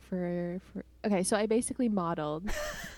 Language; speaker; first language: English; non-native, local second language; Cebuano